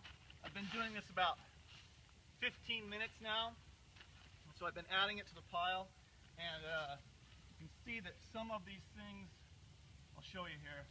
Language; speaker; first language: English; native; English